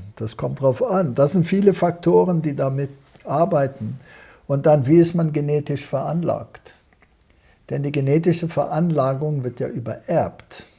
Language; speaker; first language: German; early bilingual, heritage; German